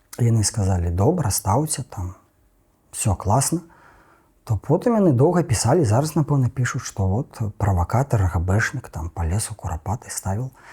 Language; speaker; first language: Belarusian; non-native, local second language; Russian